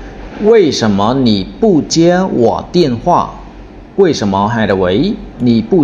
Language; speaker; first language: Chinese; non-native, learner; Khmer